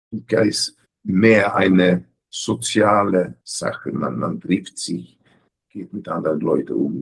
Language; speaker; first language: German; early bilingual, heritage; German